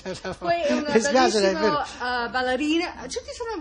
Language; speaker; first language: Italian; non-native, learner; English